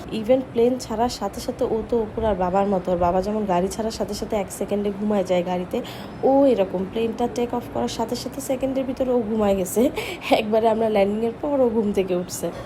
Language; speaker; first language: Bangla; native; Bangla